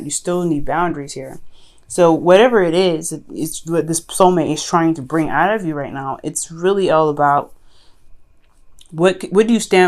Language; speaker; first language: English; native; English